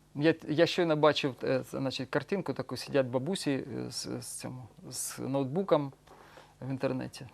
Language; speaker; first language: Ukrainian; non-native, local second language; Russian